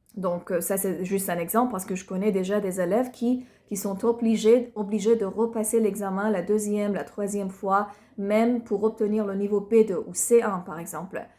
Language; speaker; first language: French; non-native, fluent; Persian